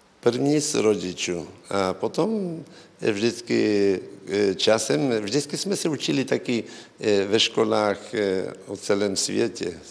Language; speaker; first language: Czech; early bilingual, heritage; Czech